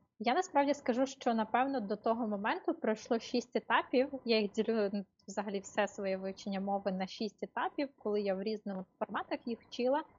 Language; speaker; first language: Ukrainian; native; Ukrainian